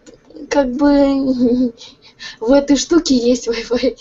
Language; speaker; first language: Russian; native; Russian